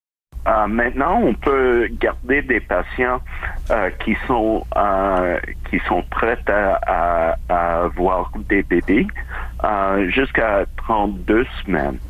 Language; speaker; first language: French; non-native, local second language; English